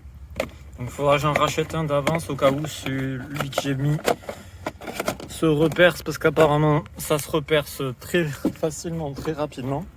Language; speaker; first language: French; native; French